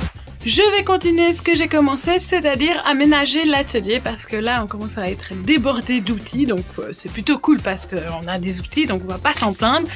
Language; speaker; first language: French; native; French